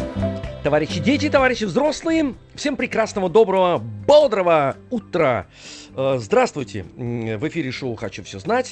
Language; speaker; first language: Russian; native; Russian